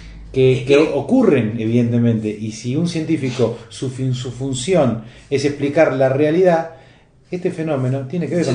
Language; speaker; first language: Spanish; native; Spanish